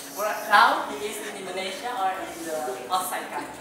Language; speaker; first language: English; non-native, learner; Indonesian